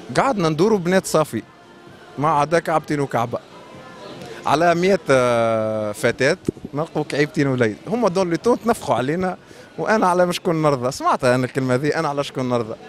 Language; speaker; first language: Arabic; native; Arabic